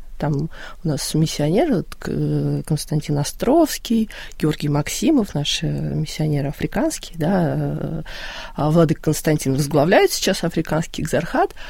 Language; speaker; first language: Russian; native; Russian